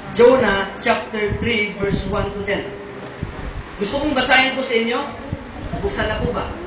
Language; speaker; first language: Filipino; non-native, local second language; Iloko